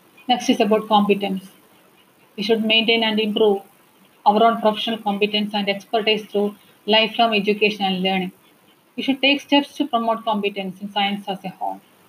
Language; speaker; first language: English; non-native, local second language; Malayalam